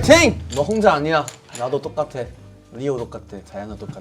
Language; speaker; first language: Korean; native; Korean